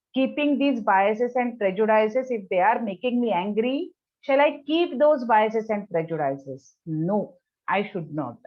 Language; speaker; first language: English; non-native, local second language; Marathi